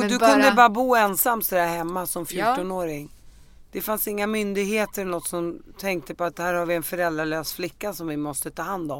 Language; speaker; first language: Swedish; native; Swedish